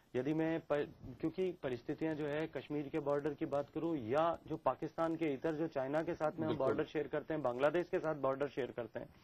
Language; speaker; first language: Hindi; native; Hindi